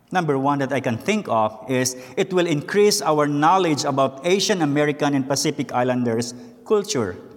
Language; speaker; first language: English; non-native, local second language; Filipino